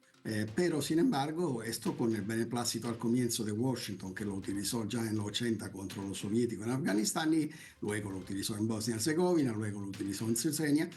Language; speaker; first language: Spanish; non-native, fluent; Italian